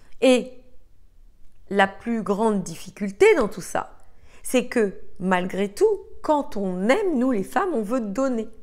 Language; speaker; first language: French; native; French